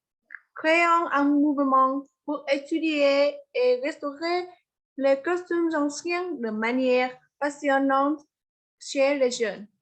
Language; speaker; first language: French; non-native, learner; Vietnamese